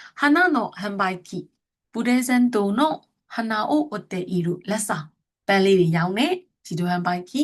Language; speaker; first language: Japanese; non-native, fluent; Burmese